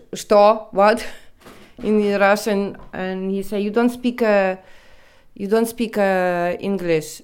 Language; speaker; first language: English; non-native, learner; Ukrainian